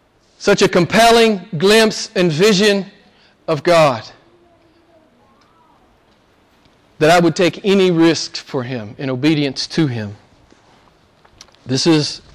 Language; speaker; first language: English; native; English